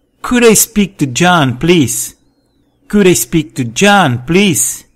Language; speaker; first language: English; non-native, fluent; Portuguese